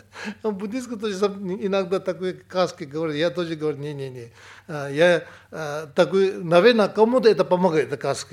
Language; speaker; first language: Russian; non-native, learner; Tibetan